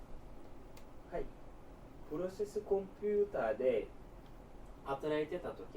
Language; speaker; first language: Japanese; non-native, learner; Turkish